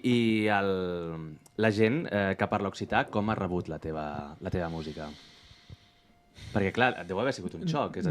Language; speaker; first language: Catalan; native; Catalan